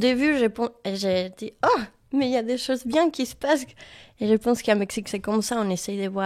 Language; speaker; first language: French; non-native, learner; Spanish